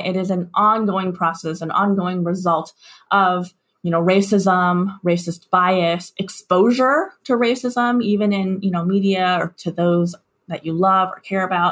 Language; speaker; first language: English; native; English